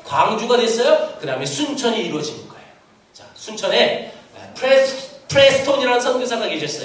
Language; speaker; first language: Korean; native; Korean